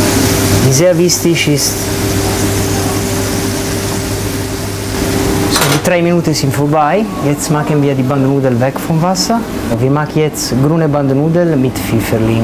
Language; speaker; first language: German; non-native, learner; Italian